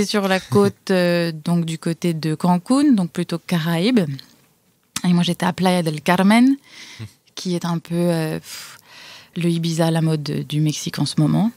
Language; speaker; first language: French; native; French